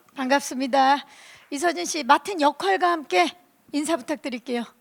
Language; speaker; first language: Korean; native; Korean